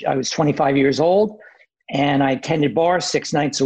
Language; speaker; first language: English; native; English